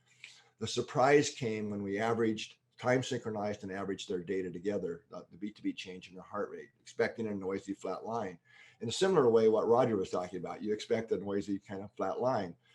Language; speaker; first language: English; native; English